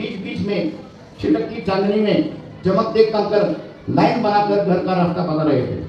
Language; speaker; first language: Hindi; non-native, local second language; Marathi